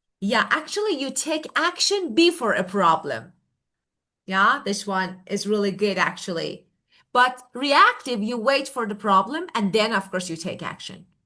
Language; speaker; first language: English; non-native, fluent; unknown